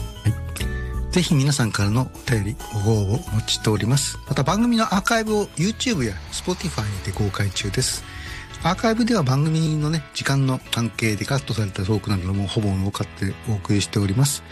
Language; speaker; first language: Japanese; native; Japanese